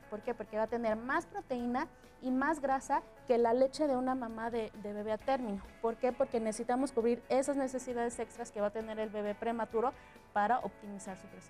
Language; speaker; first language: Spanish; native; Spanish